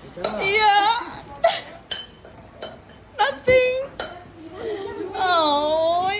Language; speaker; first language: English; non-native, learner; Thai